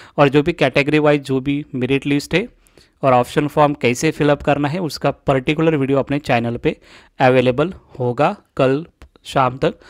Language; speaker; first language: Hindi; non-native, local second language; Marathi